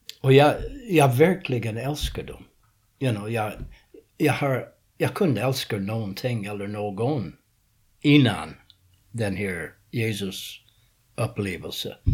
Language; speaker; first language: Swedish; non-native, fluent; English